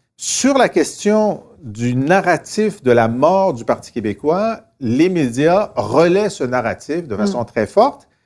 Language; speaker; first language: French; native; French